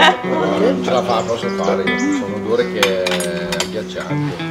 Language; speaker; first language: Italian; native; Italian